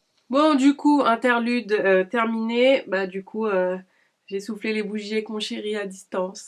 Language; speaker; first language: French; native; French